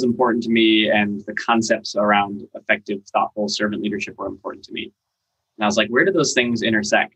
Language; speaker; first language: English; native; English